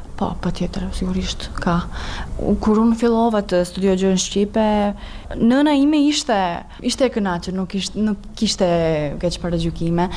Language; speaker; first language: Albanian; non-native, learner; Serbian